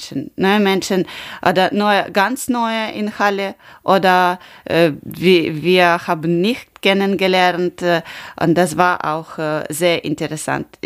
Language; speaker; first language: German; non-native, learner; Ukrainian